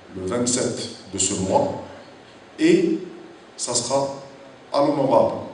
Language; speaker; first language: French; non-native, local second language; Arabic